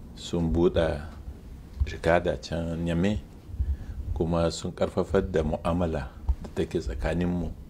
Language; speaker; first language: Hausa; non-native, local second language; Arabic